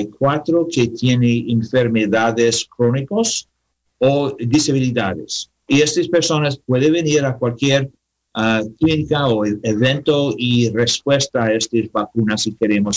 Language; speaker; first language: Spanish; non-native, learner; English